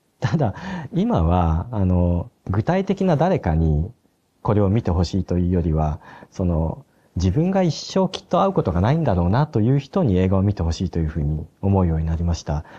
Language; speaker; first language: Japanese; native; Japanese